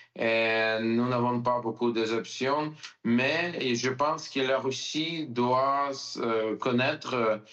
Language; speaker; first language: French; non-native, learner; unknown